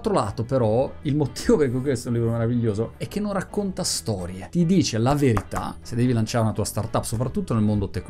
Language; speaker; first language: Italian; native; Italian